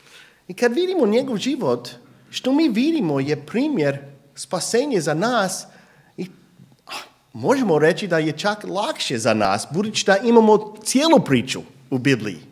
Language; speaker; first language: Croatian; non-native, fluent; English